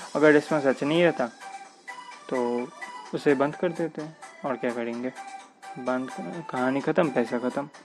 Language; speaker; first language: Hindi; non-native, local second language; Bangla